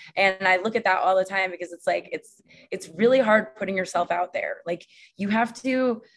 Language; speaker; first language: English; native; English